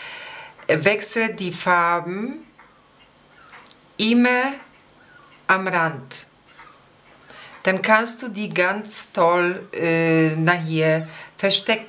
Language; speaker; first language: German; non-native, fluent; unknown